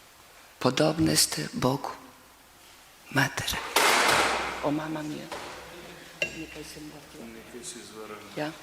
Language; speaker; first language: Slovenian; non-native, fluent; Polish